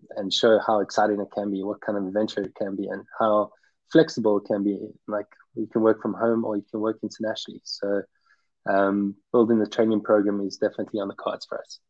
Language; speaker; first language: English; native; English